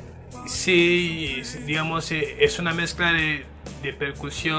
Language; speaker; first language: Spanish; non-native, fluent; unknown